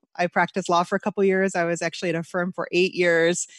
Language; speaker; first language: English; native; English